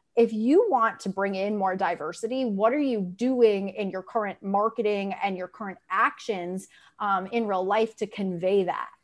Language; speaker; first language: English; native; English